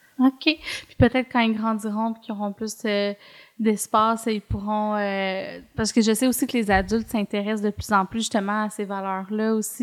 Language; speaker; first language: French; native; French